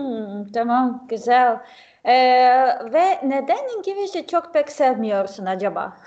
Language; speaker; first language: Turkish; non-native, fluent; Serbian